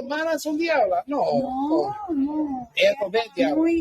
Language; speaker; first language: Spanish; non-native, learner; English